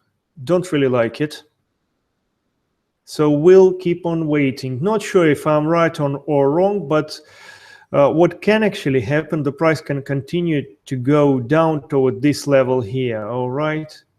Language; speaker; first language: English; non-native, fluent; Russian